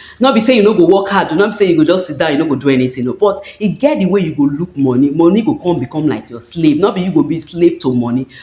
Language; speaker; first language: Nigerian Pidgin; native; Nigerian Pidgin